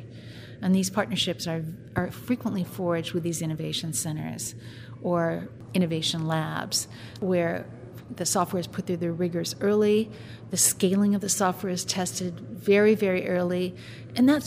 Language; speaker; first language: English; native; English